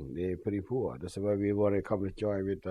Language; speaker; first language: English; non-native, learner; Lao